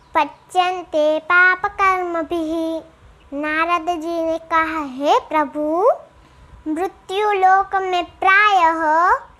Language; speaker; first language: Hindi; non-native, local second language; Gujarati